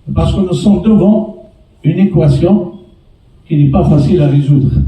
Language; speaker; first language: French; non-native, local second language; Arabic